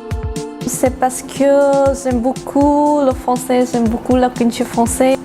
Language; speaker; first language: French; non-native, fluent; Vietnamese